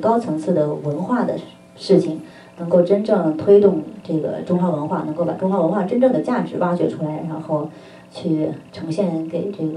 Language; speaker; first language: Chinese; native; Chinese